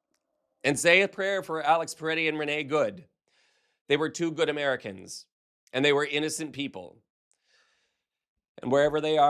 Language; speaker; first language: English; native; English